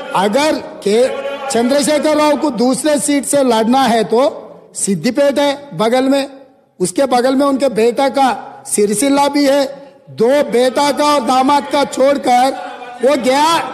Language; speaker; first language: Hindi; non-native, local second language; Telugu